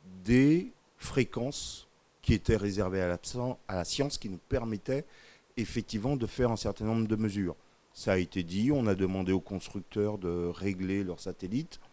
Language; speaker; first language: French; native; French